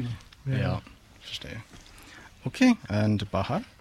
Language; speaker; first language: German; non-native, learner; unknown